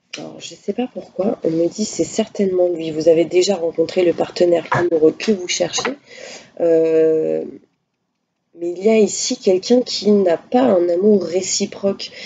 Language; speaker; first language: French; native; French